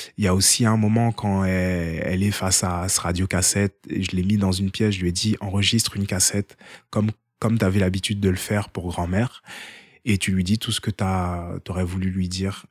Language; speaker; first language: French; early bilingual, other home language; Haitian Creole